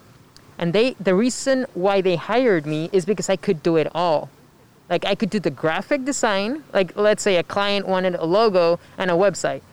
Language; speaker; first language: English; non-native, fluent; Spanish